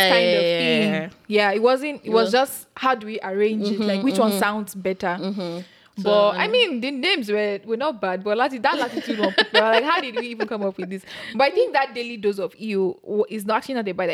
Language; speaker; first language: English; non-native, local second language; Yoruba